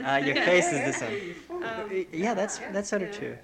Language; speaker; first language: English; native; English